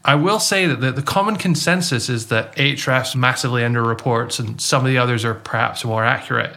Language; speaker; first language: English; native; English